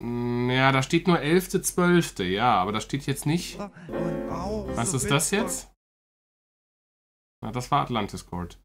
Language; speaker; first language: German; native; German